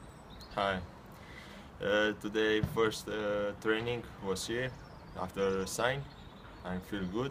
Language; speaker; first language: English; non-native, learner; Romanian